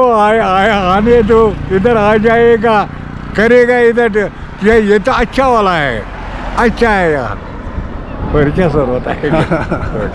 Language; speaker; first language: Hindi; non-native, local second language; Kashmiri